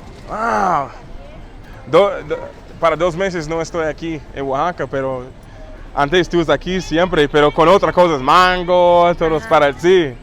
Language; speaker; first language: Spanish; non-native, learner; English